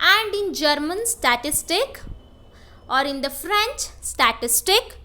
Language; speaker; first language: English; non-native, local second language; Kannada